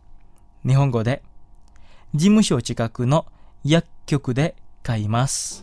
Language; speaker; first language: Japanese; non-native, fluent; Indonesian